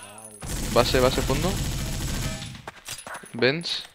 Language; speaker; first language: English; non-native, learner; Spanish